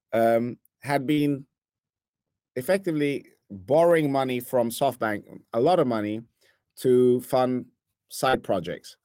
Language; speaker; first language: English; non-native, fluent; Italian